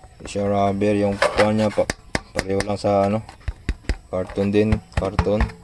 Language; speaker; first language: Filipino; non-native, local second language; Cebuano